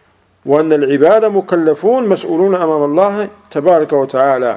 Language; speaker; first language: Arabic; non-native, fluent; English